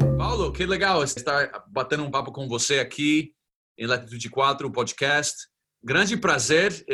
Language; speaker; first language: Portuguese; non-native, fluent; English